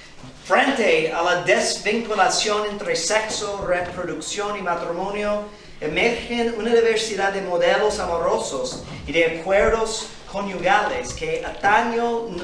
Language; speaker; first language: Spanish; non-native, fluent; English